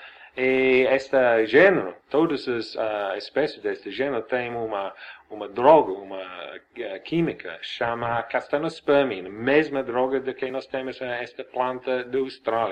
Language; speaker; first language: Portuguese; non-native, fluent; English